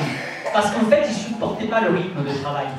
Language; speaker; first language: French; native; French